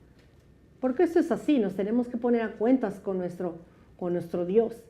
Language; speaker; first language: Spanish; native; Spanish